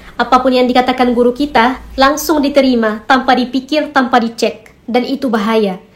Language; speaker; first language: Indonesian; non-native, fluent; Arabic